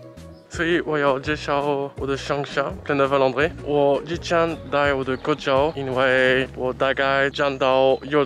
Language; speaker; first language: Chinese; non-native, learner; French